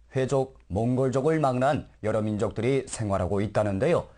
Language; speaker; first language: Korean; early bilingual, heritage; Korean